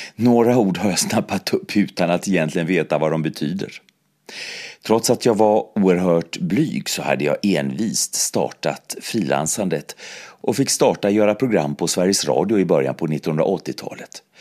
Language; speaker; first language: Swedish; native; Swedish